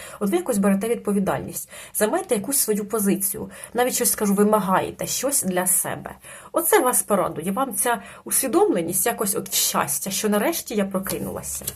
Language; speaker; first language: Ukrainian; non-native, local second language; Russian